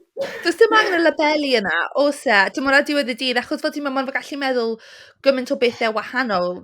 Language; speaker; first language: Welsh; non-native, local second language; English